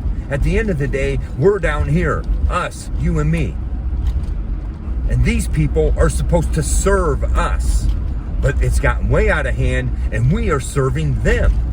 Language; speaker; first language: English; native; English